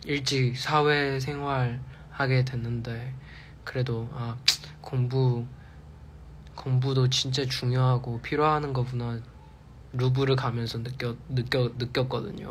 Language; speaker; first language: Korean; non-native, fluent; Chinese